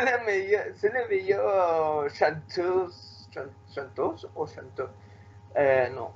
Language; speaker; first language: French; non-native, learner; Spanish